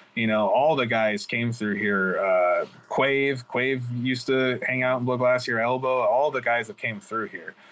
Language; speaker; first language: English; native; English